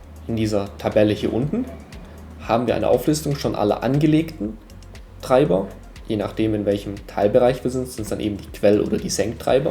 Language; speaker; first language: German; native; German